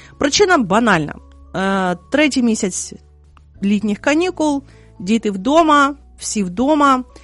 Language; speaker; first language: Ukrainian; native; Ukrainian